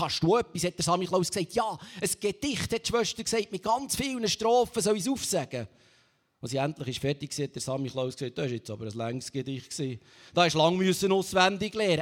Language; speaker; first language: German; native; German